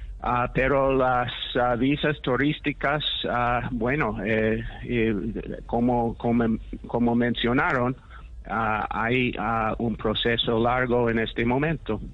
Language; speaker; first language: Spanish; non-native, fluent; English